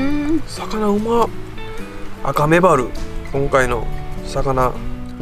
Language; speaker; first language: Japanese; native; Japanese